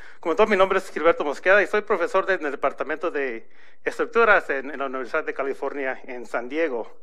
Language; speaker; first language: Spanish; early bilingual, heritage; Spanish